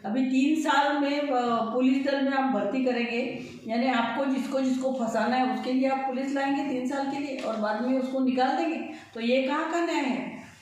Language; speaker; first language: Hindi; non-native, local second language; Marathi